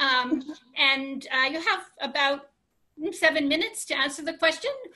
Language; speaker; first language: English; native; English